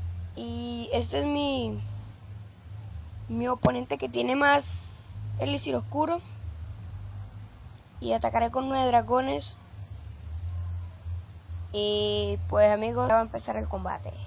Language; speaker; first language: Spanish; native; Spanish